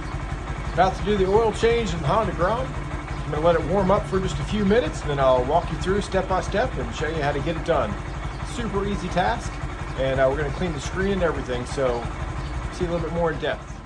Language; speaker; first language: English; native; English